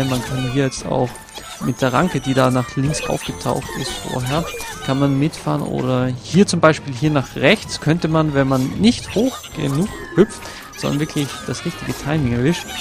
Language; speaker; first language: German; native; German